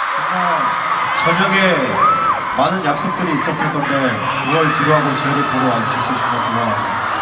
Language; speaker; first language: Korean; native; Korean